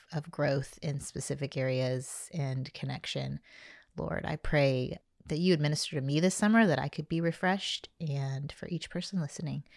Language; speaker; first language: English; native; English